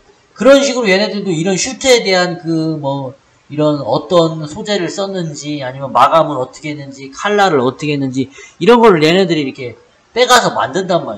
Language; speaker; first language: Korean; native; Korean